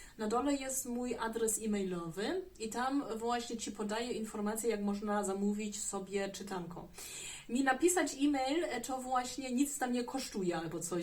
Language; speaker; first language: Polish; early bilingual, heritage; German